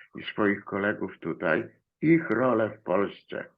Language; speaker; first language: Polish; native; Polish